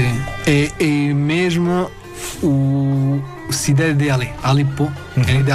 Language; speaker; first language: Portuguese; non-native, learner; Arabic